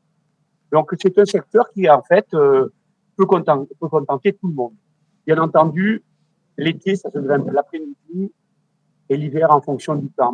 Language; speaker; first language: French; native; French